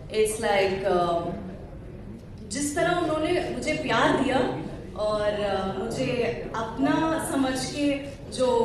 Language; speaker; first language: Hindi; non-native, local second language; Kannada